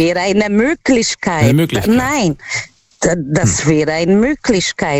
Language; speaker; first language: German; non-native, fluent; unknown